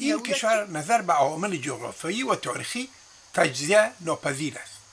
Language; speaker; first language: Persian; native; Persian